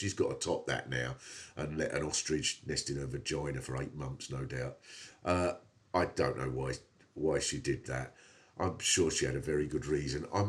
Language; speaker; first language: English; native; English